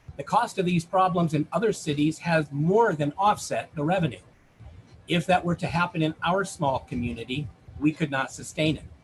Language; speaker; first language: English; native; English